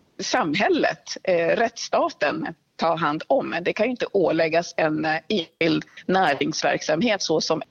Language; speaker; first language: Swedish; early bilingual, other home language; Swahili